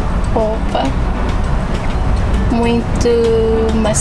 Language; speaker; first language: Portuguese; non-native, learner; English